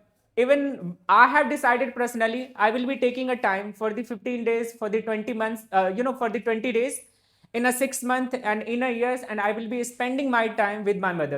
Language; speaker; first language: English; non-native, fluent; Hindi